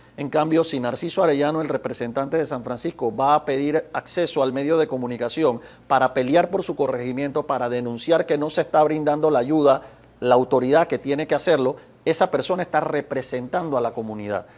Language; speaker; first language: Spanish; native; Spanish